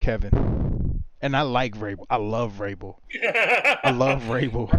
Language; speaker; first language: English; native; English